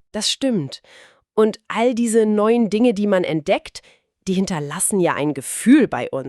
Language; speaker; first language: German; native; German